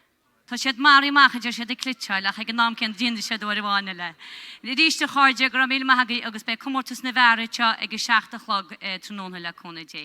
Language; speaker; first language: Irish; native; Irish